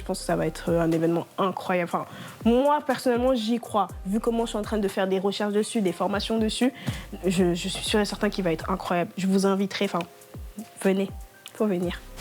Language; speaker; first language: French; non-native, local second language; Lingala